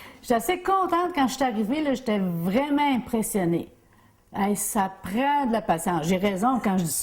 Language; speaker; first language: French; native; French